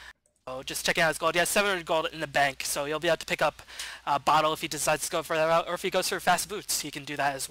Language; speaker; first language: English; native; English